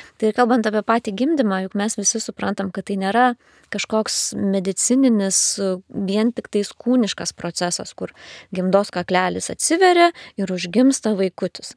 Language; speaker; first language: Lithuanian; native; Lithuanian